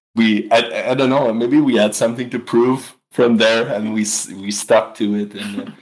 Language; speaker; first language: English; native; English